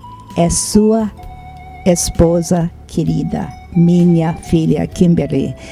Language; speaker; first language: Portuguese; non-native, fluent; English